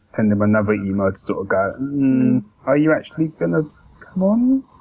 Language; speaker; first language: English; native; English